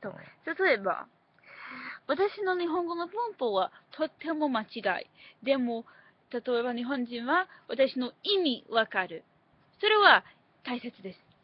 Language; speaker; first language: Japanese; non-native, learner; English